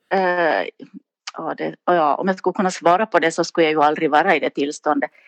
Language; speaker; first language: Swedish; native; Swedish